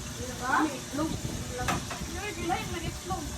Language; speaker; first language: Filipino; non-native, local second language; Cebuano